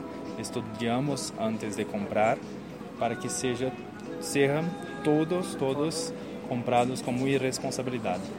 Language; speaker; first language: Spanish; non-native, learner; Portuguese